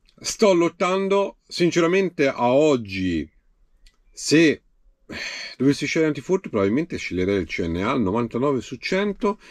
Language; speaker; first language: Italian; native; Italian